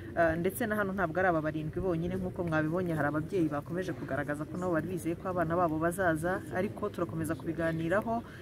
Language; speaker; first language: Kinyarwanda; native; Kinyarwanda